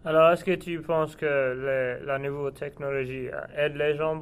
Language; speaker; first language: French; non-native, learner; English